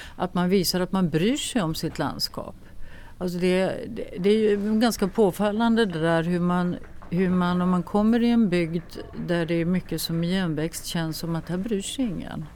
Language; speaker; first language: Swedish; native; Swedish